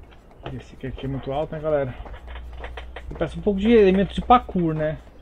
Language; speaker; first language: Portuguese; native; Portuguese